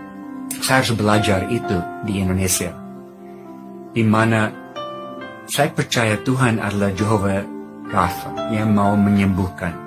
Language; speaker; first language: Indonesian; non-native, fluent; English